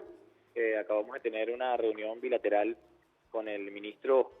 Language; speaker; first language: Spanish; native; Spanish